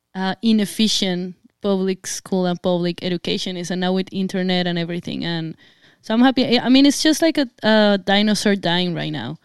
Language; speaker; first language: English; non-native, fluent; Spanish